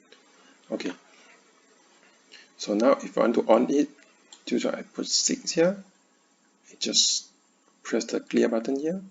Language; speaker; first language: English; non-native, learner; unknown